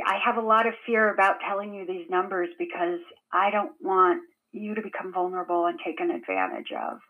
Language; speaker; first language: English; native; English